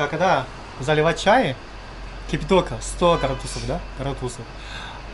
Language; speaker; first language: Russian; non-native, learner; Chinese